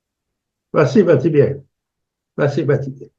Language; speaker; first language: Russian; non-native, fluent; French